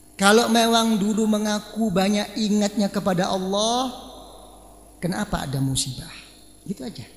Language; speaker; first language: Malay; non-native, local second language; Javanese